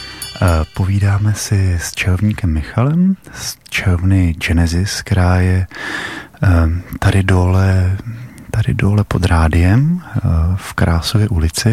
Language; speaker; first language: Czech; native; Czech